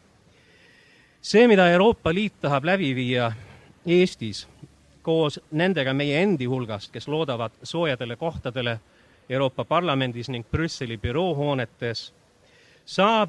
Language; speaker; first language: Estonian; early bilingual, heritage; Estonian